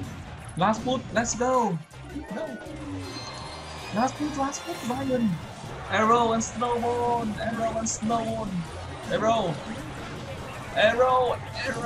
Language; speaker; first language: English; non-native, learner; Vietnamese